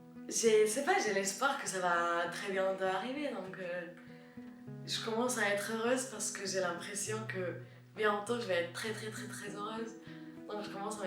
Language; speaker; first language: French; non-native, fluent; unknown